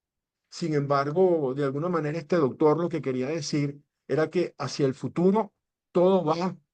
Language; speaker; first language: Spanish; native; Spanish